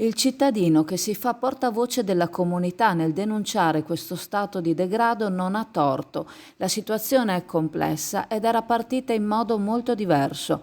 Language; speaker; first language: Italian; native; Italian